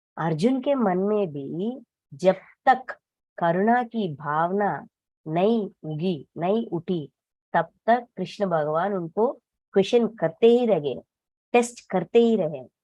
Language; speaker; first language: Hindi; non-native, local second language; Telugu